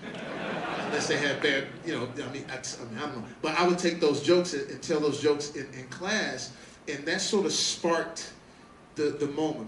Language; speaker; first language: English; native; English